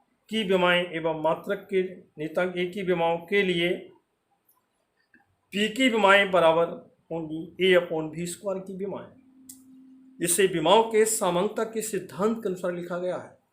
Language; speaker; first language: Hindi; native; Hindi